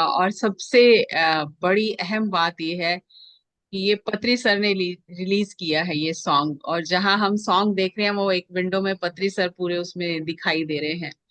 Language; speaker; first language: Hindi; native; Hindi